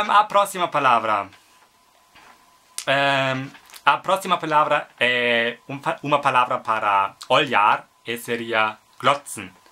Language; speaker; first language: Portuguese; non-native, learner; German